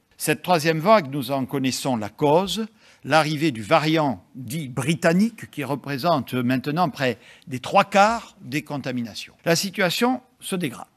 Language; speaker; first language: French; native; French